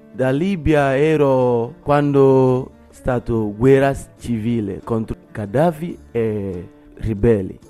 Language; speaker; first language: Italian; non-native, learner; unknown